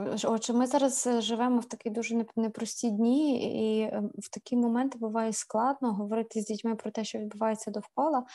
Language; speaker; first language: Ukrainian; native; Ukrainian